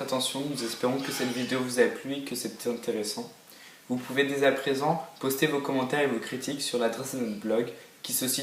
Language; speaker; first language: French; native; French